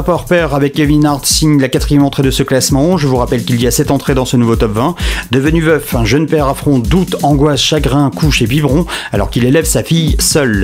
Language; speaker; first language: French; native; French